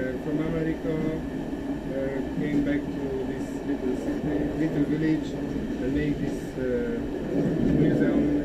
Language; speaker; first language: English; non-native, learner; Hungarian